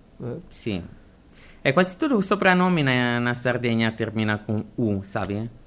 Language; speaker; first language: Portuguese; non-native, fluent; Italian